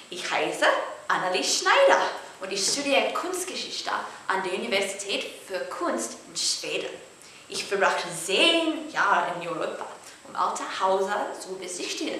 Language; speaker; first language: German; non-native, learner; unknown